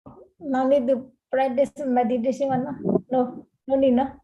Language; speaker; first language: English; non-native, learner; Burmese